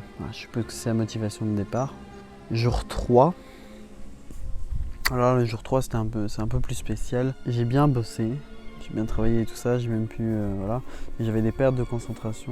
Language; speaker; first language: French; native; French